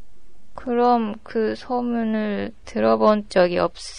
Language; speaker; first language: Korean; non-native, learner; Japanese